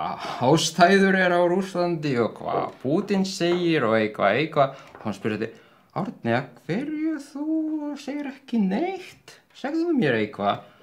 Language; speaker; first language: Icelandic; non-native, learner; Ukrainian